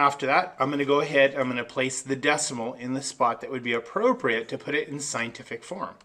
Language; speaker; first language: English; native; English